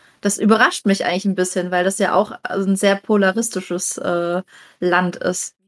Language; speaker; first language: German; native; German